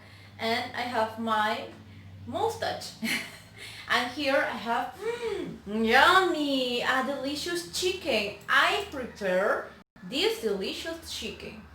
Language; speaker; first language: English; non-native, learner; Spanish